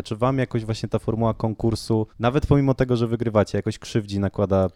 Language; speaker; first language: Polish; native; Polish